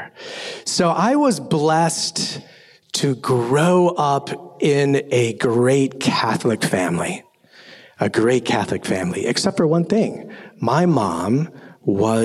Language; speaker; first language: English; native; English